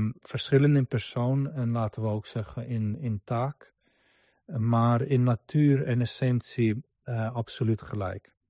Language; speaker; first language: Dutch; non-native, fluent; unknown